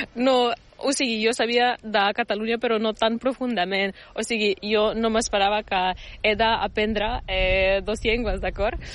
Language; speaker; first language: Catalan; non-native, fluent; Ukrainian